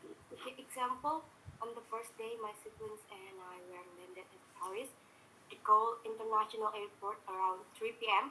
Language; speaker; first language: English; non-native, learner; Indonesian